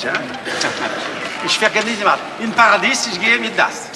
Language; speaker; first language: German; non-native, learner; French